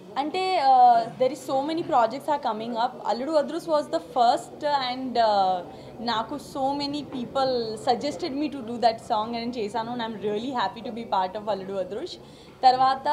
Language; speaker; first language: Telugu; non-native, learner; Gujarati